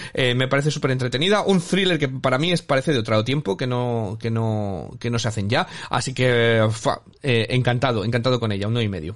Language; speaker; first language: Spanish; native; Spanish